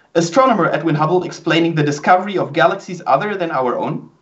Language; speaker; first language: English; non-native, fluent; German